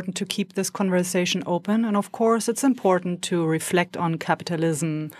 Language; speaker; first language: English; non-native, fluent; German